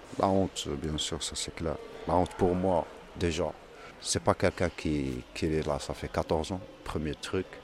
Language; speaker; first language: French; non-native, local second language; Arabic